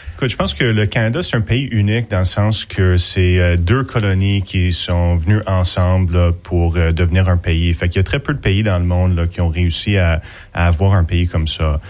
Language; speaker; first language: French; native; French